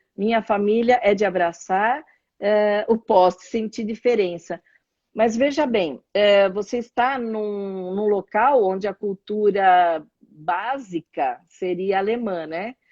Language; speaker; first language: Portuguese; native; Portuguese